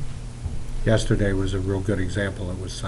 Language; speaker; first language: English; native; English